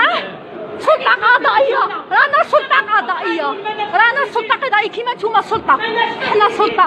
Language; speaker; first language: Arabic; native; Arabic